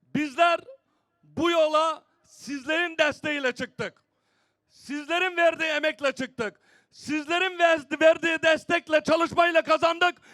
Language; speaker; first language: Turkish; native; Turkish